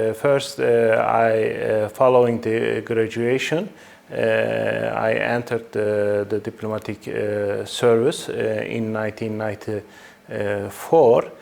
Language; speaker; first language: English; non-native, fluent; Turkish